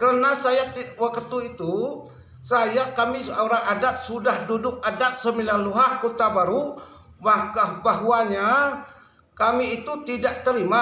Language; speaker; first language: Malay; non-native, local second language; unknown